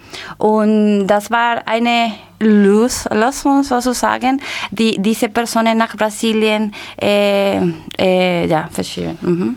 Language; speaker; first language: German; non-native, learner; Spanish